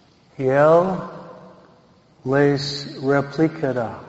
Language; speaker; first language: Spanish; non-native, fluent; English